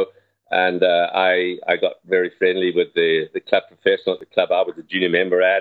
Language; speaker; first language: English; native; English